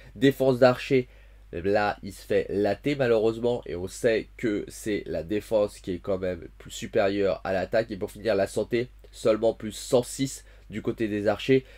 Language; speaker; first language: French; native; French